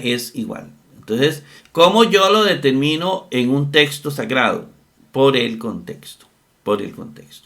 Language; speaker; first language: Spanish; native; Spanish